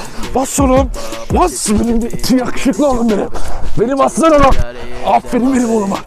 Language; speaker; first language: Turkish; native; Turkish